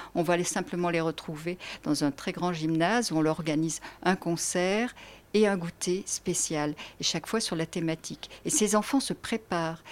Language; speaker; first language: French; native; French